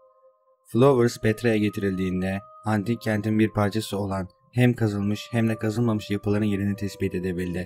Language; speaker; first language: Turkish; native; Turkish